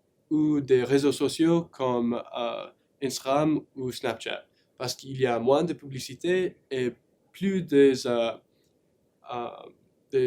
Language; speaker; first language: French; non-native, learner; English